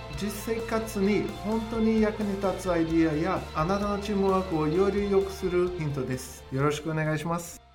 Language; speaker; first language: Japanese; non-native, fluent; Portuguese